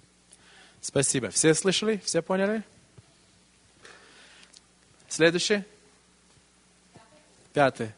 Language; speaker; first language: Russian; early bilingual, heritage; Russian